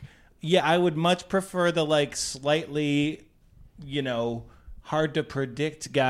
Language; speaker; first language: English; native; English